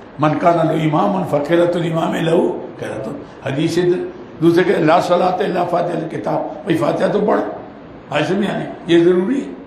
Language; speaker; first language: Urdu; non-native, local second language; Northern Hindko